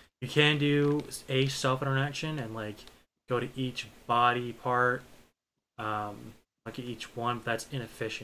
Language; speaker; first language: English; native; English